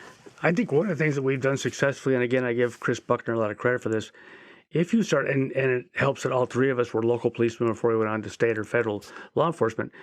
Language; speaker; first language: English; native; English